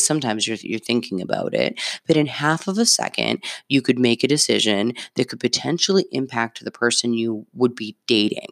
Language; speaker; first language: English; native; English